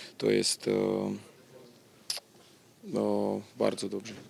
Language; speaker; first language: Polish; non-native, learner; Slovak